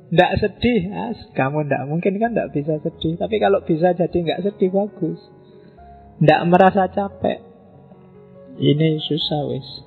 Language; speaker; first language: Indonesian; non-native, local second language; Javanese